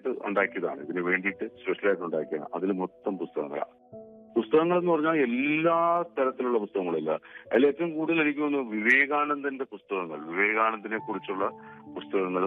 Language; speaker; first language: Malayalam; native; Malayalam